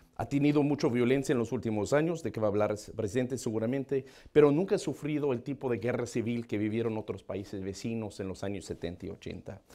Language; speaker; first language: Spanish; non-native, fluent; English